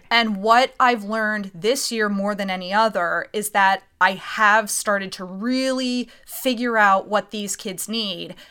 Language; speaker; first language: English; native; English